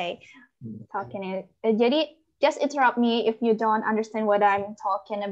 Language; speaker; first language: English; non-native, learner; Indonesian